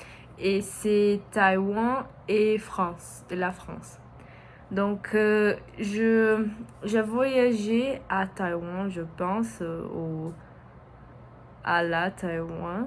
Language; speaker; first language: French; non-native, learner; Portuguese